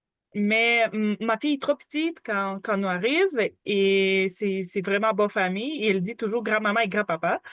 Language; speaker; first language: French; non-native, learner; Ukrainian